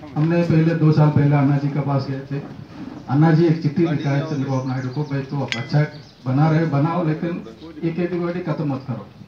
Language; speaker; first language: Hindi; non-native, local second language; Telugu